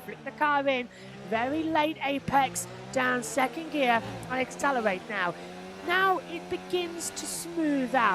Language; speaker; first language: English; native; English